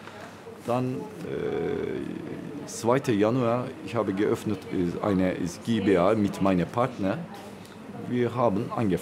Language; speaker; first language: German; non-native, learner; Turkish